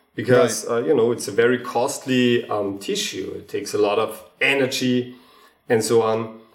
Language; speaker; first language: English; non-native, fluent; German